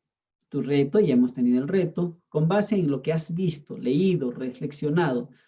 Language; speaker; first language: Spanish; native; Spanish